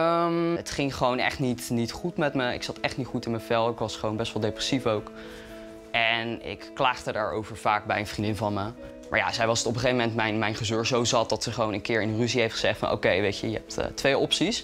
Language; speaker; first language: Dutch; native; Dutch